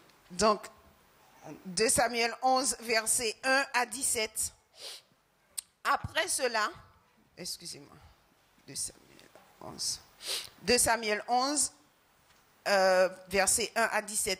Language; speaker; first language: French; native; French